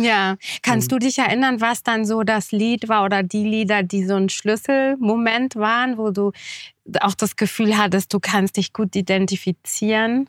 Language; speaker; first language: German; native; German